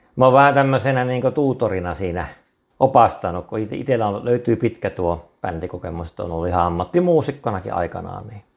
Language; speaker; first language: Finnish; native; Finnish